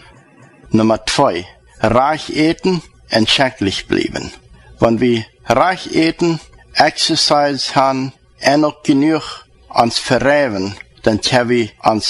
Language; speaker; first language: German; non-native, learner; Plautdietsch